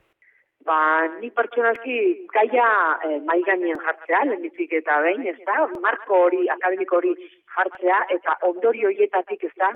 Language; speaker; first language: Basque; native; Basque